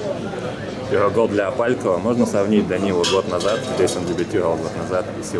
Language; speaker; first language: Russian; native; Russian